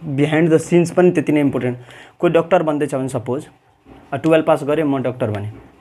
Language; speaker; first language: Nepali; non-native, local second language; Maithili